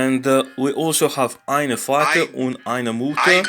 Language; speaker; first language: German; non-native, learner; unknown